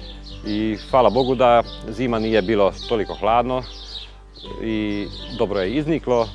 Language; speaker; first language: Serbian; non-native, local second language; Hungarian